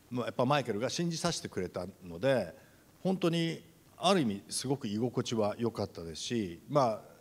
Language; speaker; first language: Japanese; native; Japanese